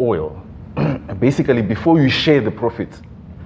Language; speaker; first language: English; non-native, local second language; Shona